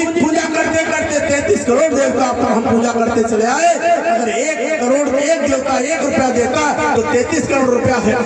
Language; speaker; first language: Hindi; native; Hindi